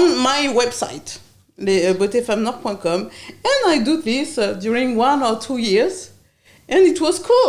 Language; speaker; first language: English; non-native, learner; French